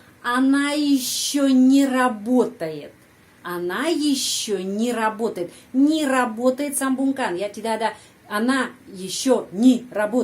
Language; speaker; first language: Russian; non-native, fluent; Indonesian